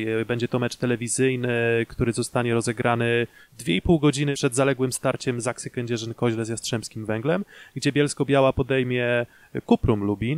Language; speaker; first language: Polish; native; Polish